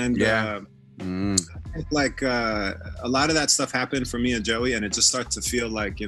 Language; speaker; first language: English; native; English